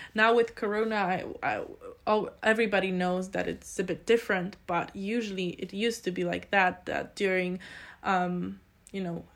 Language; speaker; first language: English; non-native, fluent; Polish